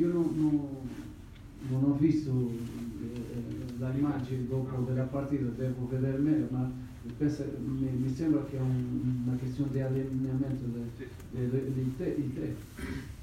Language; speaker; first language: Italian; non-native, fluent; Portuguese